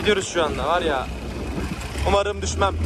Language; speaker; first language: Turkish; native; Turkish